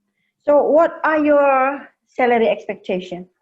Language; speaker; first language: English; non-native, learner; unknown